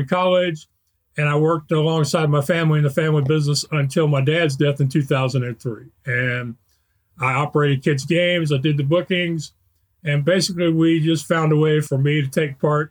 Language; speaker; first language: English; native; English